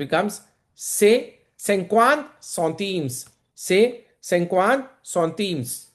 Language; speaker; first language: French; non-native, fluent; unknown